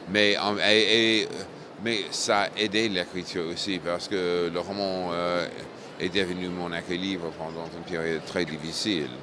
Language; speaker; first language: French; non-native, fluent; English